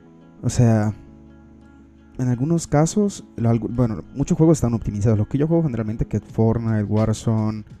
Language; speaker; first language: Spanish; native; Spanish